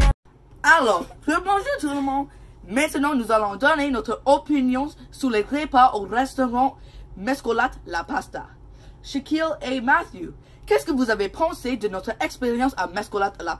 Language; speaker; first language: French; non-native, learner; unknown